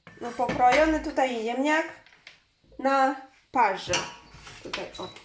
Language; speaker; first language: Polish; non-native, learner; Chinese